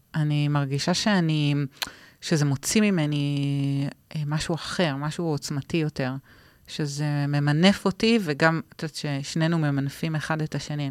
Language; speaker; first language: Hebrew; native; Hebrew